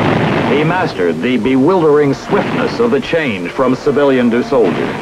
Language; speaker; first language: English; native; English